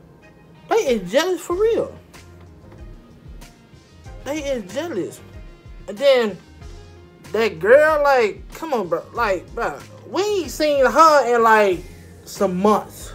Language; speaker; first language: English; native; English